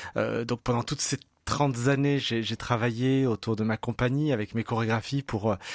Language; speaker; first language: French; native; French